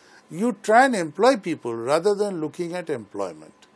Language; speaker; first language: English; non-native, local second language; Bangla